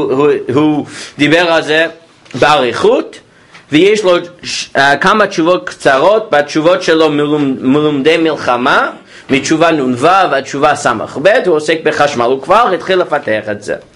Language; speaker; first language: Hebrew; non-native, fluent; English